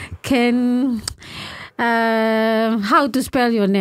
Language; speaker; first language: English; non-native, learner; Indonesian